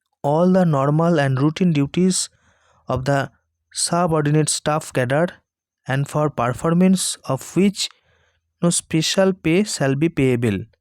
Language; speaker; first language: English; non-native, local second language; Bangla